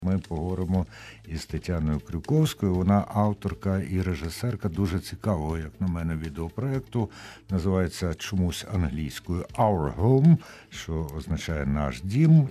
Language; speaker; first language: Ukrainian; native; Ukrainian